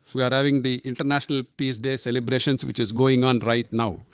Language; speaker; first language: English; non-native, local second language; Tamil